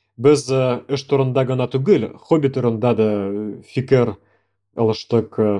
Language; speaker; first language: Tatar; non-native, local second language; Russian